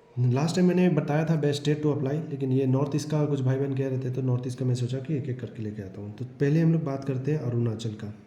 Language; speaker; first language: Hindi; non-native, local second language; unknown